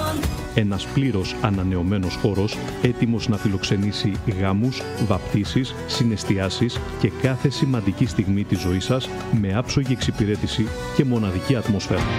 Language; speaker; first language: Greek; native; Greek